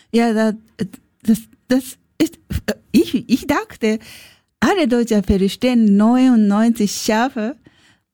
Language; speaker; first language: German; non-native, learner; Japanese